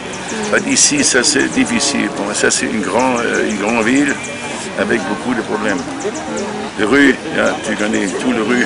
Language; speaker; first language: French; non-native, learner; German